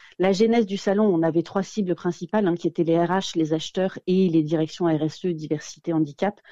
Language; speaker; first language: French; native; French